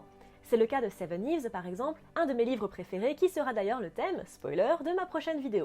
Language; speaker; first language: French; native; French